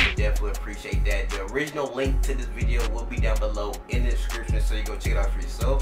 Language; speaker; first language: English; native; English